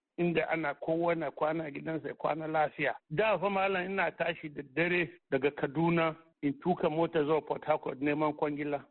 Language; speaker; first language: Hausa; non-native, local second language; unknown